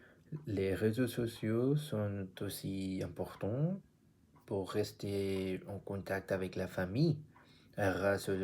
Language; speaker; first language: French; non-native, learner; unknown